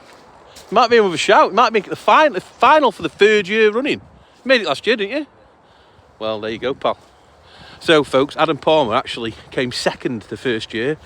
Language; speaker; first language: English; native; English